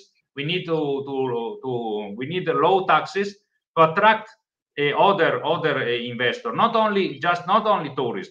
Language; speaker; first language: English; non-native, learner; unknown